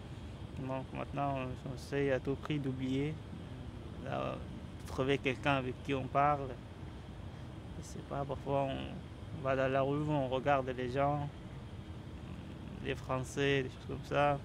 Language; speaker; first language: French; non-native, learner; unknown